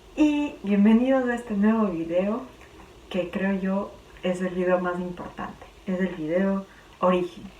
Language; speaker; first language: Spanish; native; Spanish